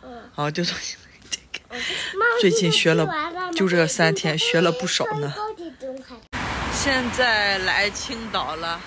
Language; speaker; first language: Chinese; native; Chinese